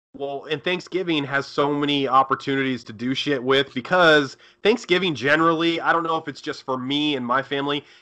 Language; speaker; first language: English; native; English